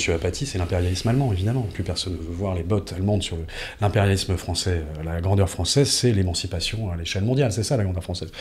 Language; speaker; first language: French; native; French